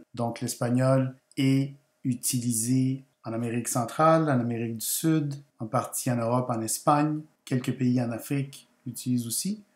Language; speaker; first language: French; non-native, fluent; Spanish